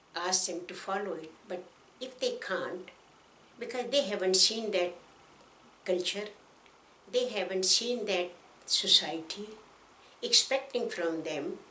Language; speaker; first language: English; non-native, local second language; Pashto